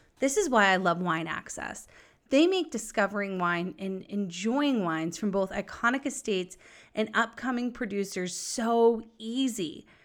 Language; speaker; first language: English; native; English